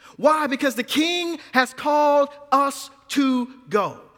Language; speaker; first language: English; native; English